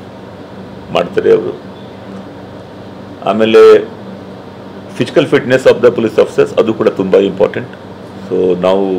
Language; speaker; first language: Kannada; non-native, fluent; Hindi